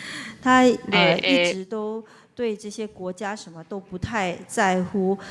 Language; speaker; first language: Chinese; native; Chinese